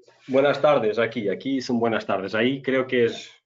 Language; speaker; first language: Spanish; non-native, fluent; Italian